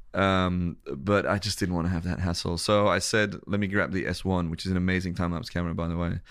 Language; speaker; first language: English; non-native, fluent; Dutch